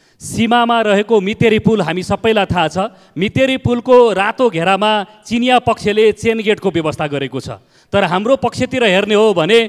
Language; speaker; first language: Nepali; native; Nepali